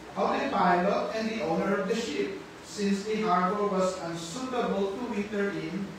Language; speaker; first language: English; non-native, local second language; Filipino